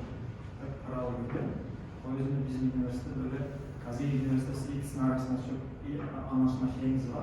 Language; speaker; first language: Turkish; non-native, learner; Kazakh